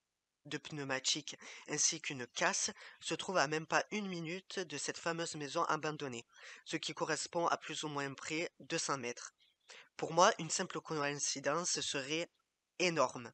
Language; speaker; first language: French; native; French